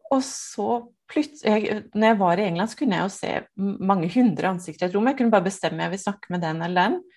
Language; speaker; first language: Norwegian; native; Norwegian